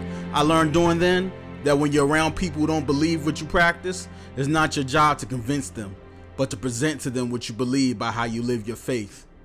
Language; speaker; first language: English; native; English